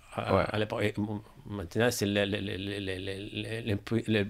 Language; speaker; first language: French; non-native, learner; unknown